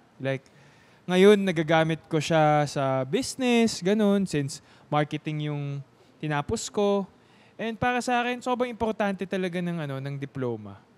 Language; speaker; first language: Filipino; native; Filipino